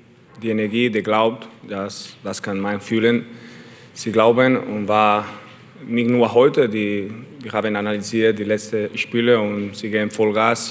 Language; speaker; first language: German; non-native, learner; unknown